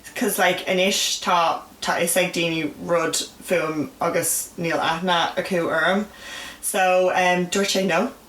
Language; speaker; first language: Irish; non-native, local second language; English